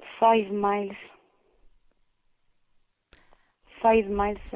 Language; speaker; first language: English; non-native, learner; French